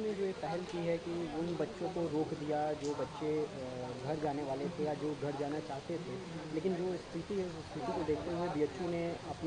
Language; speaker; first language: Hindi; native; Hindi